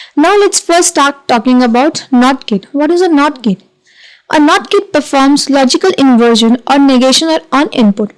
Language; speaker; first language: English; non-native, local second language; Hindi